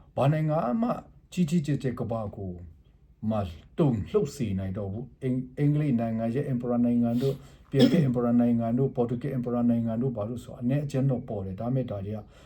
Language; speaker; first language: Burmese; non-native, local second language; Hakha Chin